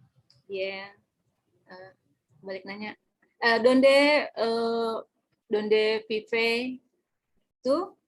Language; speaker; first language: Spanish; non-native, learner; Indonesian